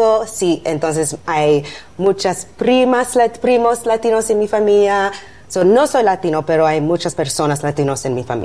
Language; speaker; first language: Spanish; non-native, learner; English